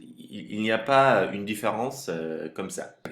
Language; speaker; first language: French; non-native, fluent; Turkish